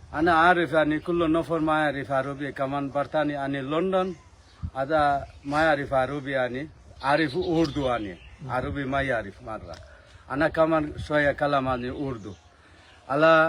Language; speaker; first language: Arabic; non-native, learner; Bangla